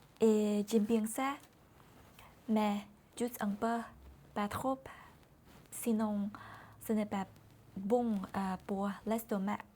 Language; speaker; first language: French; non-native, learner; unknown